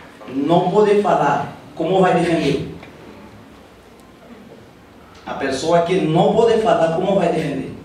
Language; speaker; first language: Portuguese; non-native, learner; Haitian Creole